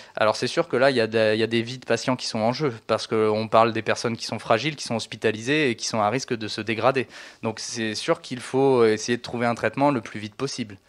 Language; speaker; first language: French; native; French